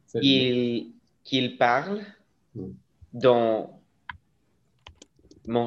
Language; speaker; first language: French; non-native, learner; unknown